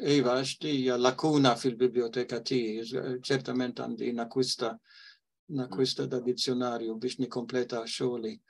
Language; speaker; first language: Maltese; early bilingual, heritage; Maltese